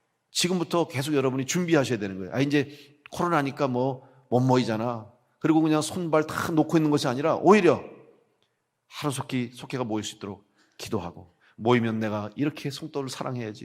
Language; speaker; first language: Korean; native; Korean